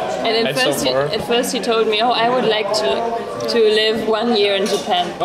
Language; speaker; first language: English; non-native, fluent; German